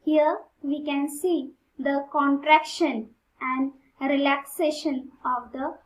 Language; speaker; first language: English; non-native, local second language; Marathi